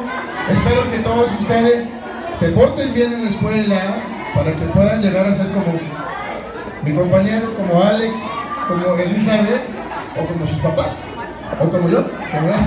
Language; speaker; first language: Spanish; native; Spanish